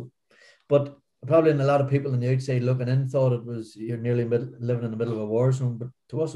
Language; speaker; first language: English; native; English